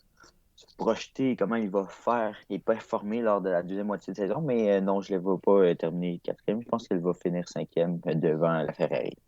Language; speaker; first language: French; native; French